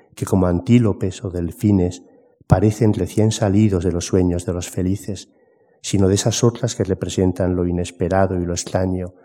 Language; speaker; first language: Spanish; native; Spanish